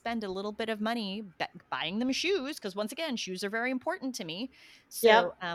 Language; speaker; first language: English; native; English